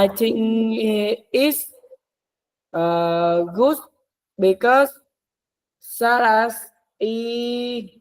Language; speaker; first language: English; non-native, learner; Vietnamese